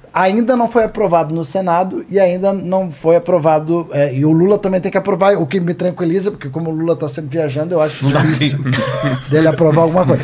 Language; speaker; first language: Portuguese; native; Portuguese